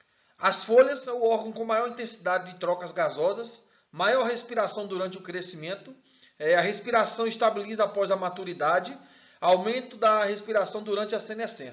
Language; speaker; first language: Portuguese; native; Portuguese